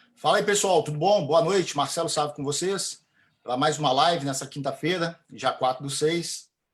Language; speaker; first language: Portuguese; native; Portuguese